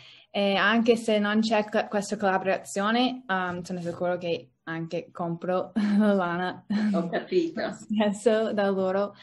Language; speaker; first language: Italian; non-native, learner; English